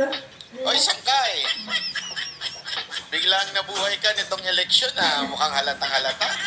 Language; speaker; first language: Filipino; non-native, local second language; Cebuano